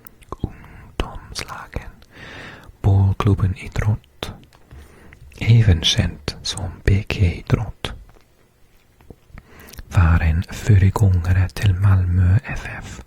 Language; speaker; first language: Swedish; non-native, fluent; English